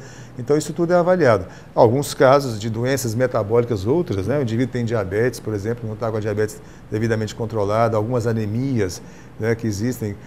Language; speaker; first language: Portuguese; native; Portuguese